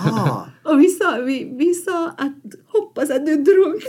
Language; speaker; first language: Swedish; non-native, fluent; Persian